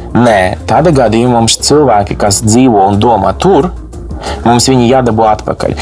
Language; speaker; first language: Latvian; non-native, local second language; Russian